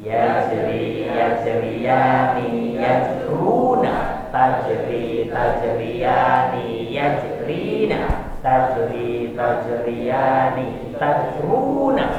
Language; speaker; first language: Arabic; non-native, fluent; Indonesian